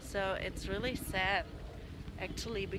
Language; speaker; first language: English; non-native, fluent; German